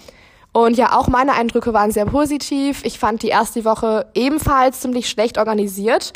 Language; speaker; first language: German; native; German